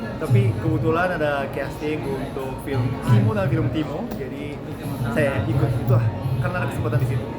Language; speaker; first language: Indonesian; non-native, fluent; Japanese